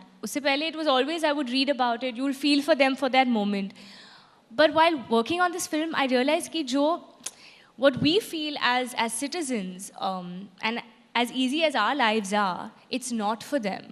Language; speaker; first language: English; non-native, local second language; Hindi